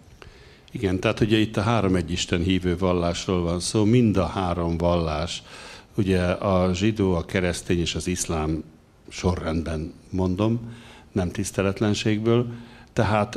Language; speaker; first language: Hungarian; native; Hungarian